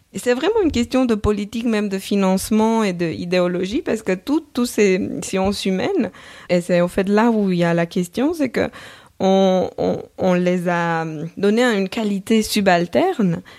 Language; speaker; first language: French; non-native, fluent; Romanian